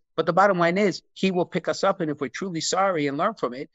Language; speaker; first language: English; native; English